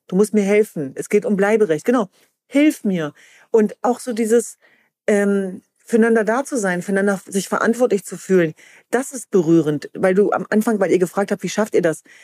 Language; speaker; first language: German; early bilingual, other home language; Kurdish